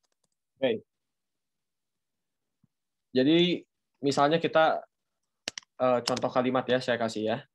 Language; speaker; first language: Indonesian; native; Indonesian